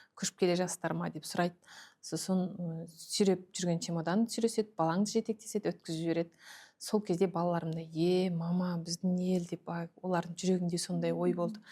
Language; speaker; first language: Kazakh; early bilingual, heritage; Kazakh